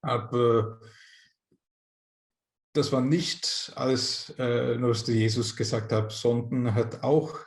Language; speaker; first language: German; non-native, fluent; English